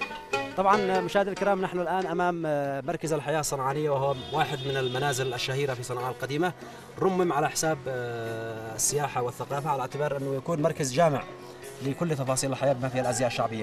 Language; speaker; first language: Arabic; native; Arabic